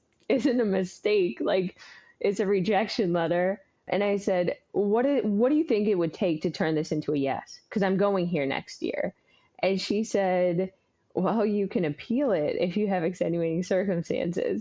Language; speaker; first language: English; native; English